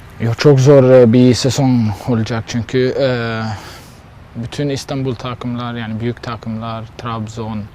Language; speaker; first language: Turkish; non-native, learner; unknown